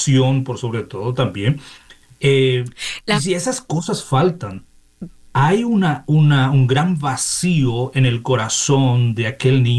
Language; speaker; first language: Spanish; native; Spanish